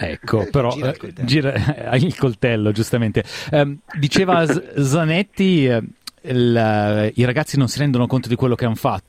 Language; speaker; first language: Italian; native; Italian